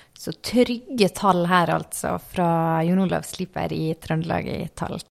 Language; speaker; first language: Norwegian; native; Norwegian